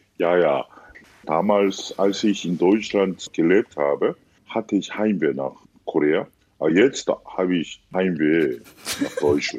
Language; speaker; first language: German; non-native, fluent; Korean